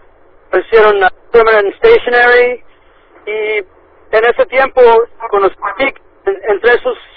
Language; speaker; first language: Spanish; early bilingual, heritage; Spanish